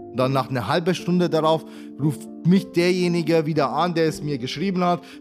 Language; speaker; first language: German; early bilingual, other home language; Arabic